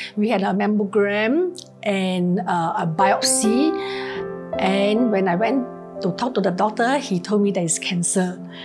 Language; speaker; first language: English; non-native, local second language; Cantonese